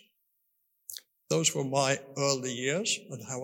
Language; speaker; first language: English; native; English